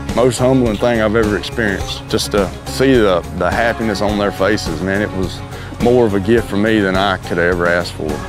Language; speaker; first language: English; native; English